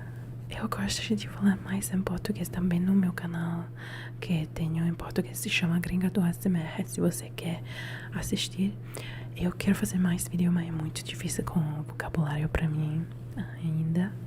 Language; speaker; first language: Portuguese; non-native, learner; Italian